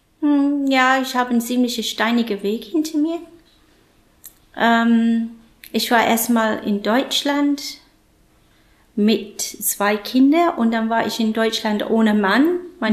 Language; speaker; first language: German; non-native, fluent; English